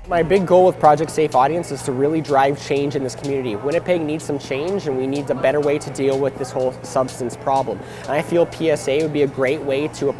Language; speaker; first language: English; native; English